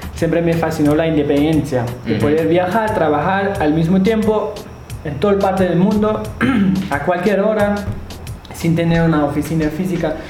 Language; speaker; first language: Spanish; non-native, fluent; German